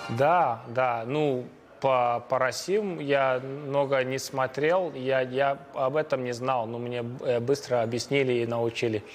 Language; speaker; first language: Russian; early bilingual, heritage; Russian